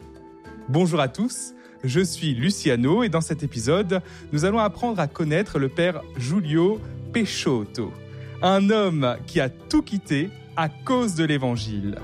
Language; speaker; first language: French; native; French